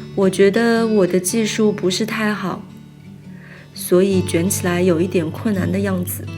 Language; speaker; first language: Chinese; native; Chinese